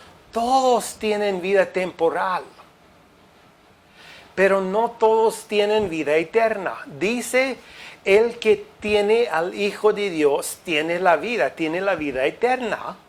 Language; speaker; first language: Spanish; non-native, fluent; English